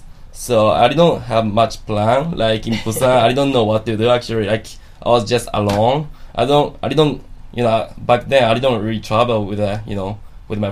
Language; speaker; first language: English; non-native, fluent; Japanese